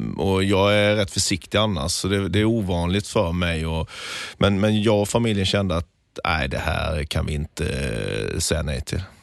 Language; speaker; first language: Swedish; native; Swedish